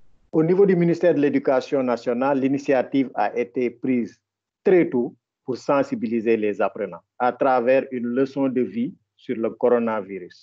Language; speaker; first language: French; non-native, local second language; Wolof